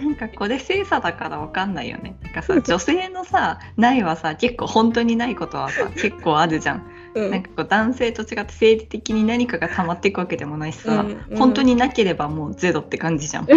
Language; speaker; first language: Japanese; native; Japanese